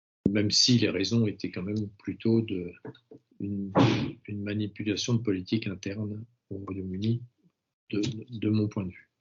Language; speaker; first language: French; native; French